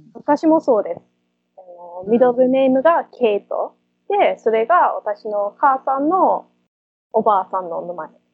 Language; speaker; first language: Japanese; non-native, fluent; English